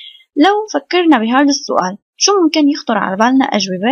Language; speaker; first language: Arabic; native; Arabic